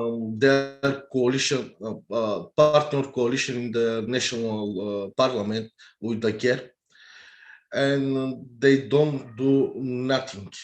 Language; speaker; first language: English; non-native, learner; Bulgarian